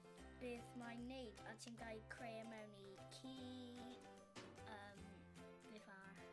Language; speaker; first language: Welsh; non-native, local second language; English